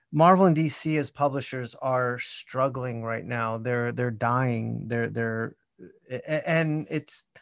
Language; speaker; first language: English; native; English